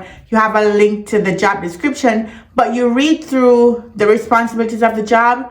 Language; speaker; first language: English; native; English